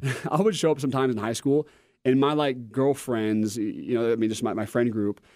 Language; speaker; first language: English; native; English